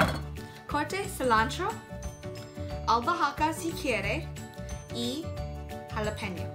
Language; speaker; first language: Spanish; non-native, learner; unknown